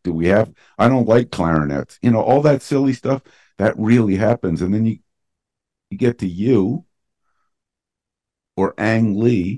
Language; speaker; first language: English; native; English